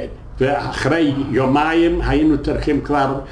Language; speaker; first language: Hebrew; non-native, fluent; Yiddish